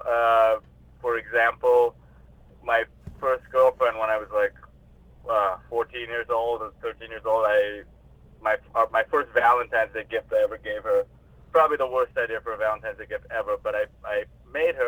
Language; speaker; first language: English; non-native, local second language; Hindi